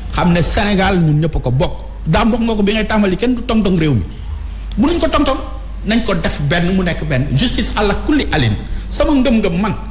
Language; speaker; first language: Wolof; native; Wolof